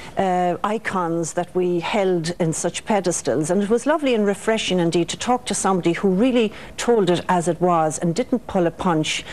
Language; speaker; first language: English; native; English